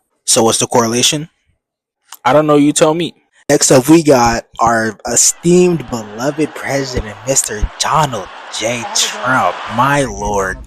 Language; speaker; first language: English; native; English